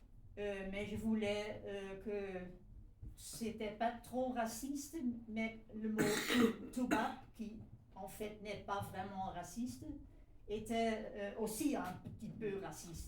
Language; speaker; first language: French; non-native, fluent; Dutch